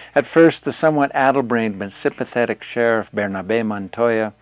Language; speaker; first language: English; native; English